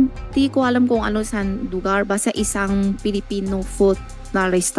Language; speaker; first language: Filipino; non-native, learner; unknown